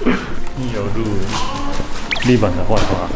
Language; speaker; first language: Chinese; non-native, fluent; Japanese